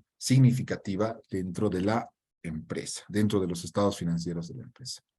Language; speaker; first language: Spanish; native; Spanish